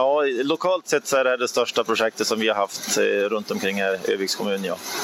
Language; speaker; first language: Swedish; native; Swedish